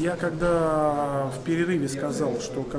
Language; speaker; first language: Russian; native; Russian